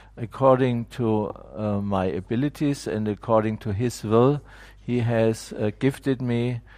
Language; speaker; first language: English; non-native, fluent; German